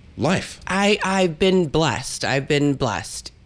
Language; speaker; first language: English; early bilingual, other home language; Spanish